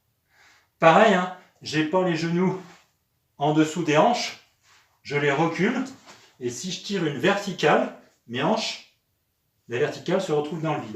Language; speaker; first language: French; native; French